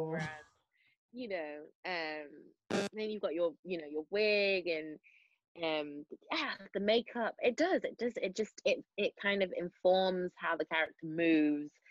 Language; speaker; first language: English; native; English